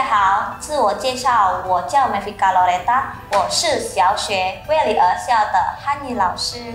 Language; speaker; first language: Chinese; non-native, fluent; Indonesian